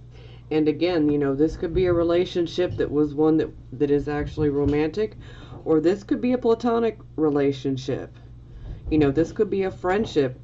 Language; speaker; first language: English; native; English